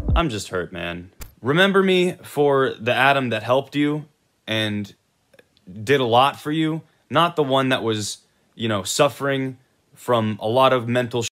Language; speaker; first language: English; native; English